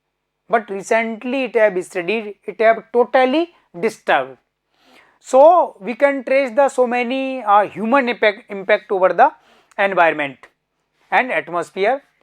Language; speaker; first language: English; non-native, local second language; Hindi